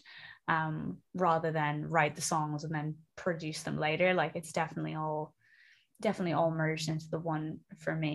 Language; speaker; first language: English; native; English